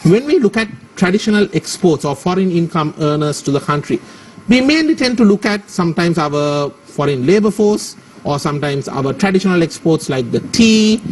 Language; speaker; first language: English; non-native, local second language; Sinhala